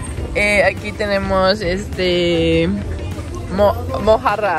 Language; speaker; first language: Spanish; non-native, learner; English